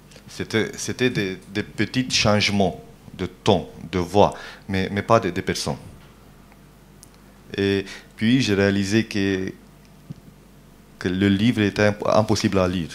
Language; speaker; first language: French; non-native, fluent; Romanian